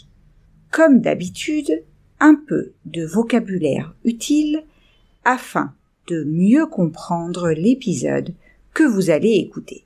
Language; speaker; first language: French; native; French